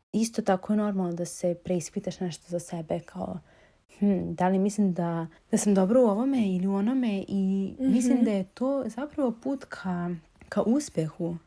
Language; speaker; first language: Bosnian; native; Bosnian